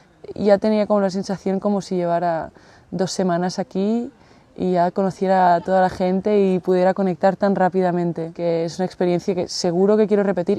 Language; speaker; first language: Spanish; non-native, local second language; Catalan